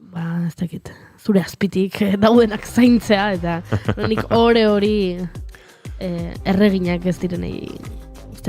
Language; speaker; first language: Basque; native; Basque